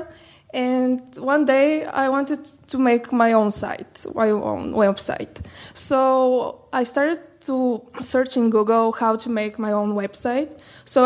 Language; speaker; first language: English; non-native, learner; Bulgarian